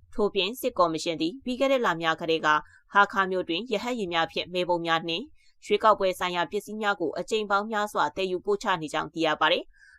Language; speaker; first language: Burmese; native; Burmese